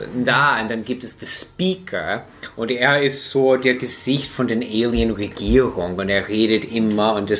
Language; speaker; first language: German; non-native, fluent; English